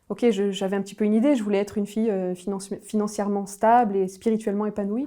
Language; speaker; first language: French; native; French